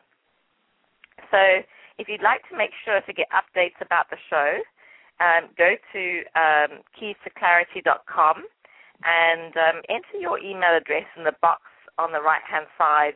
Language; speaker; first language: English; native; English